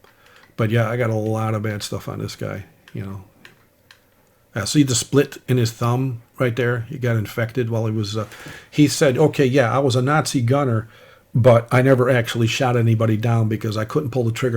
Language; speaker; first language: English; native; English